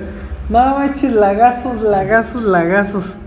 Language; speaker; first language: Spanish; native; Spanish